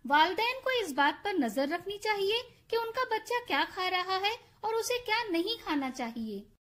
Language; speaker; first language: Urdu; native; Urdu